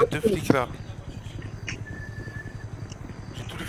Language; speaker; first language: French; native; French